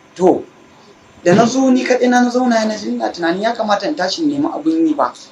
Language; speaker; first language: Hausa; native; Hausa